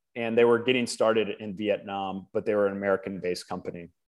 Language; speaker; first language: English; native; English